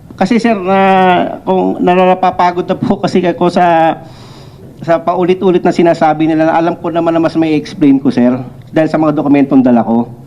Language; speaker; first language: Filipino; non-native, local second language; Cebuano